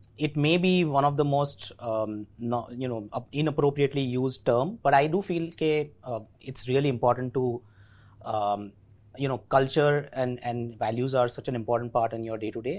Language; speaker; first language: English; non-native, local second language; Gujarati